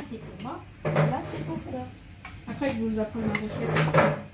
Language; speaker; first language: French; native; French